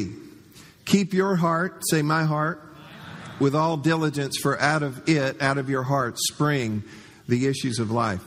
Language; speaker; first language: English; native; English